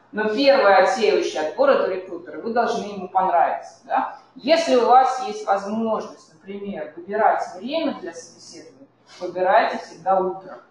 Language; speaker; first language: Russian; native; Russian